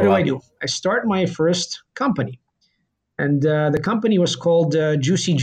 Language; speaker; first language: English; early bilingual, other home language; Russian